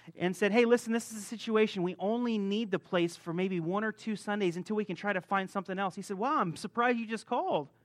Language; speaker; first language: English; native; English